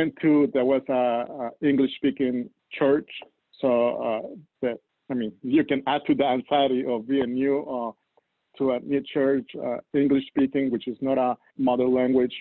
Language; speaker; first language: English; non-native, fluent; Spanish